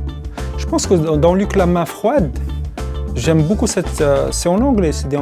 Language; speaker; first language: French; non-native, local second language; Arabic